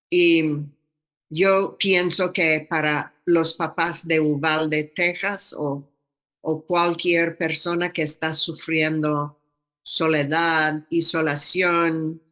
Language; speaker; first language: Spanish; non-native, fluent; English